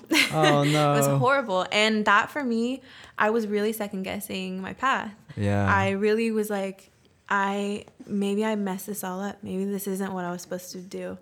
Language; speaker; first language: English; early bilingual, other home language; Spanish